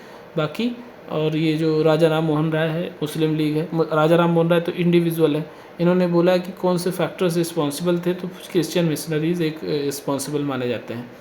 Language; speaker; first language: Hindi; native; Hindi